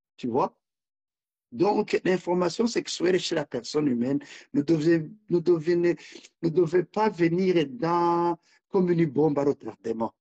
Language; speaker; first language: French; non-native, local second language; Rundi